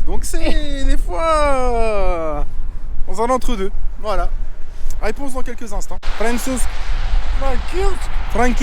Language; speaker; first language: French; native; French